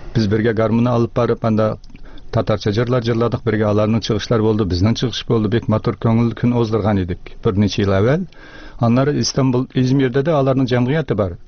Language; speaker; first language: Tatar; early bilingual, heritage; Tatar